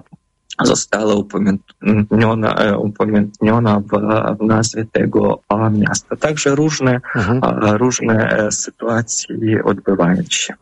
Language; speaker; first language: Polish; non-native, fluent; Ukrainian